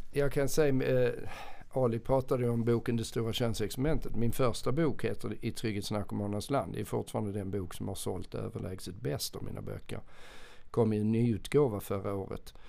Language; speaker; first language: Swedish; native; Swedish